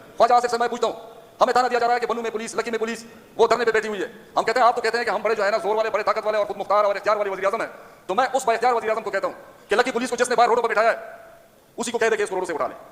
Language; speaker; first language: Urdu; non-native, local second language; Pashto